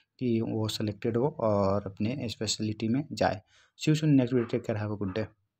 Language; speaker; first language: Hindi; non-native, local second language; Bhojpuri